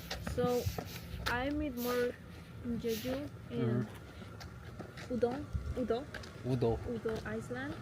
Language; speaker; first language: English; non-native, learner; Spanish